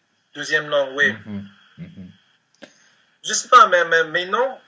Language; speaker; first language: French; non-native, learner; Spanish